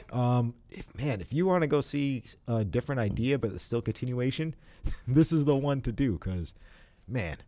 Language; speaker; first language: English; native; English